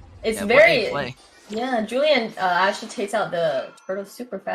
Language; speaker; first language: English; native; English